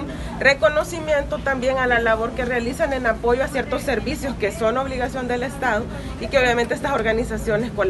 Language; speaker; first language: Spanish; native; Spanish